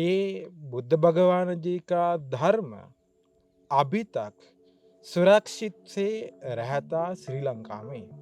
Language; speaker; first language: Hindi; non-native, learner; Sinhala